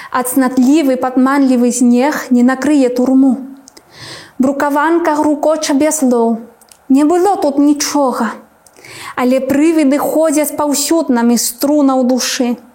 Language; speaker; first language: Belarusian; non-native, fluent; Spanish